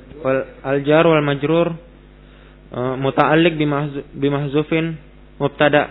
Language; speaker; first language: Arabic; non-native, learner; Indonesian